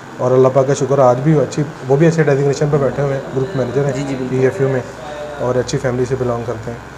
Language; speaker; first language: Urdu; non-native, local second language; Punjabi